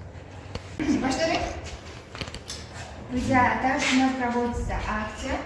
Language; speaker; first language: Russian; native; Russian